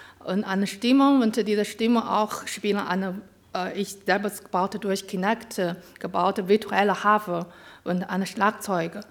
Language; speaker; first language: German; non-native, learner; Chinese